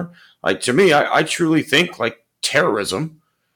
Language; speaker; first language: English; native; English